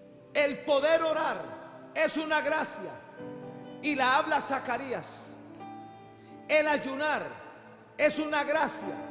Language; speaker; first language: Spanish; native; Spanish